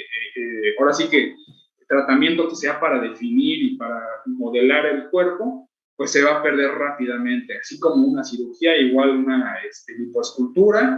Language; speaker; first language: Spanish; native; Spanish